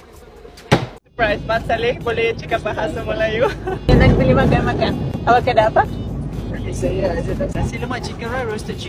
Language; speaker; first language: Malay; non-native, learner; English